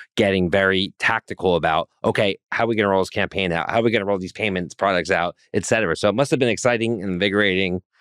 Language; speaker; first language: English; native; English